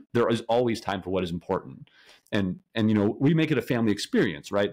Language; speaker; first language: English; native; English